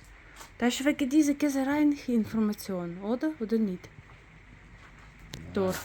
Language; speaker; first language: German; non-native, learner; Ukrainian